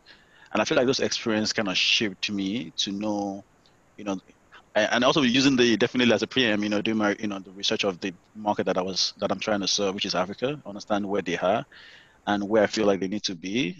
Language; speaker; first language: English; non-native, local second language; Yoruba